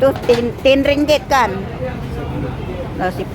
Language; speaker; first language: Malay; non-native, learner; Filipino